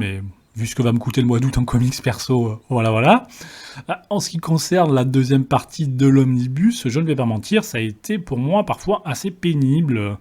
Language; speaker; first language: French; native; French